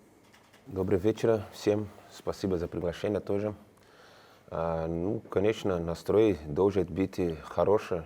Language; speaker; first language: Russian; non-native, learner; Spanish